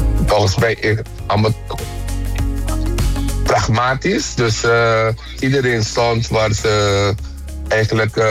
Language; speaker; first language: Dutch; non-native, local second language; Papiamento